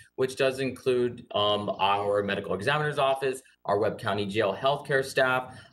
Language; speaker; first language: English; early bilingual, other home language; Spanish